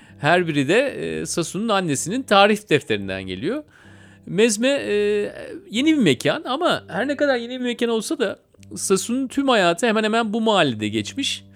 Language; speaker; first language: Turkish; native; Turkish